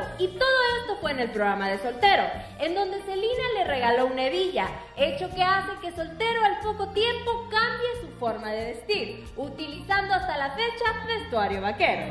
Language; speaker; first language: Spanish; native; Spanish